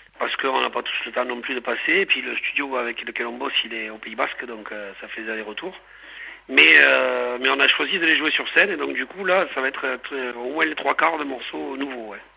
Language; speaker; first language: French; non-native, fluent; English